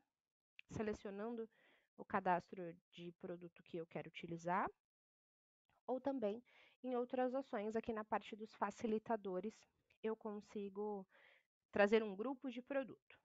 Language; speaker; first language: Portuguese; native; Portuguese